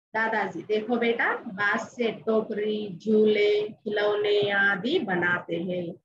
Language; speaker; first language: Hindi; non-native, local second language; Telugu